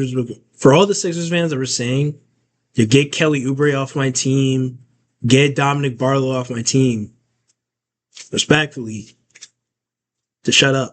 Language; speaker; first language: English; native; English